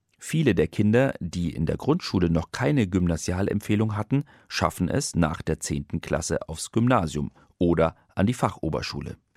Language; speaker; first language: German; native; German